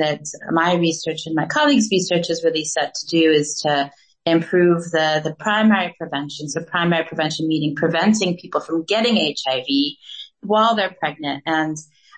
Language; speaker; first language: English; native; English